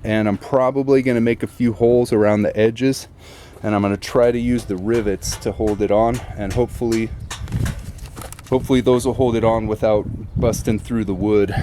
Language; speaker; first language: English; native; English